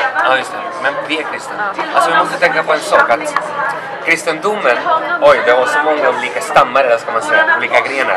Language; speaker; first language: Swedish; non-native, fluent; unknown